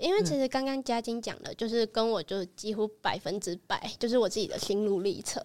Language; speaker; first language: Chinese; early bilingual, other home language; Vietnamese